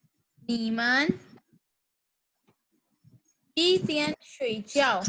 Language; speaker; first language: Chinese; non-native, fluent; Hindi